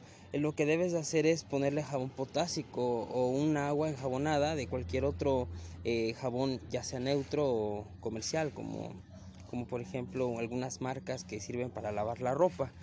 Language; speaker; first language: Spanish; native; Spanish